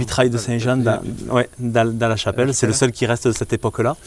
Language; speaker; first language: French; native; French